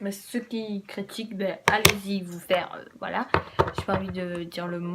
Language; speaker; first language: French; native; French